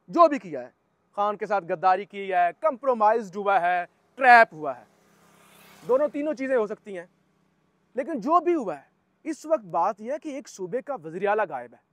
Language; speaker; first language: Urdu; native; Urdu